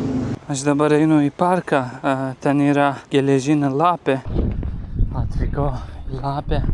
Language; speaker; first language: Lithuanian; non-native, learner; Turkish